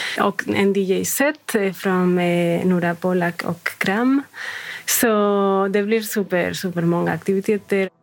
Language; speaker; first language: Swedish; non-native, fluent; Spanish